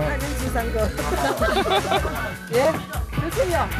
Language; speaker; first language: Korean; native; Korean